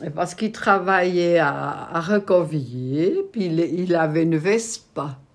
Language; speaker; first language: French; native; French